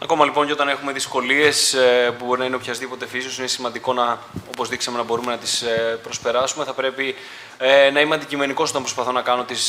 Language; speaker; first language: Greek; native; Greek